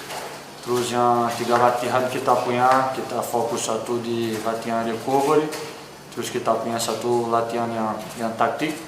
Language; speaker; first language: Indonesian; non-native, fluent; Portuguese